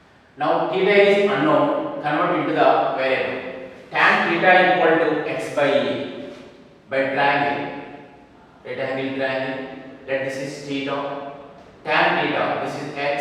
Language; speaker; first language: English; non-native, local second language; Kannada